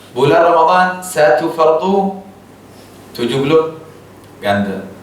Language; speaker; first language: Malay; non-native, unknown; Arabic